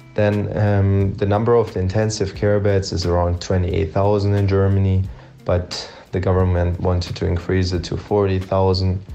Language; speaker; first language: English; non-native, fluent; German